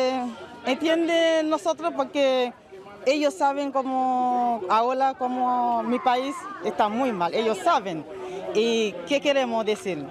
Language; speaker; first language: Spanish; non-native, learner; Haitian Creole